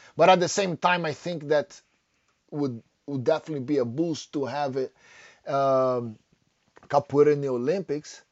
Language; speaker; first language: English; non-native, fluent; Portuguese